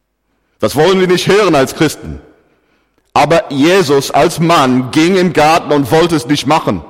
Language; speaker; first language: German; non-native, fluent; English